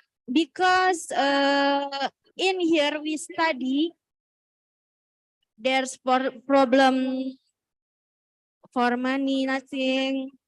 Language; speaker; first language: English; non-native, learner; Indonesian